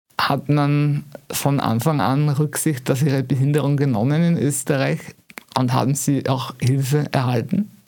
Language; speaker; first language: German; native; German